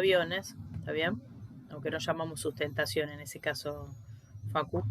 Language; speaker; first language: Spanish; native; Spanish